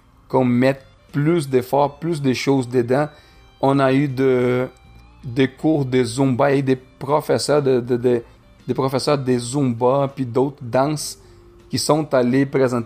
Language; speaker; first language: French; non-native, fluent; Portuguese